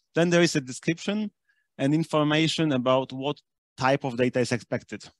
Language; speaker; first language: English; non-native, fluent; German